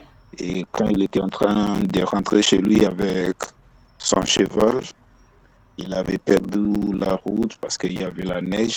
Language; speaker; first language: French; non-native, learner; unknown